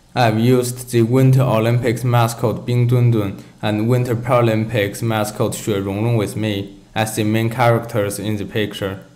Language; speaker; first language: English; non-native, fluent; Chinese